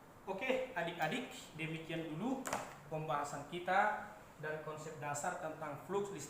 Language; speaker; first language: Indonesian; native; Indonesian